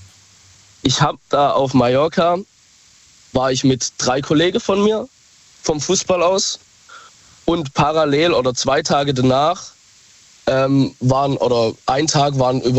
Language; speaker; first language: German; native; German